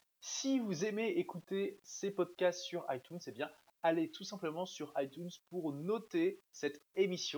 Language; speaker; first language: French; native; French